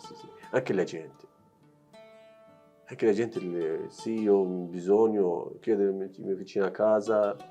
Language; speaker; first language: Italian; non-native, learner; Arabic